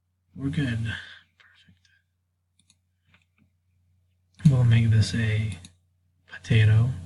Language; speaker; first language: English; native; English